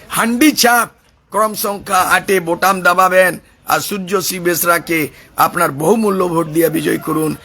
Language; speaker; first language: Bangla; non-native, local second language; Santali